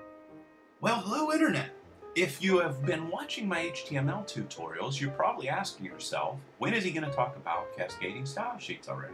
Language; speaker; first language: English; native; English